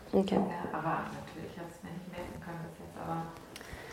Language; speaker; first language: German; native; German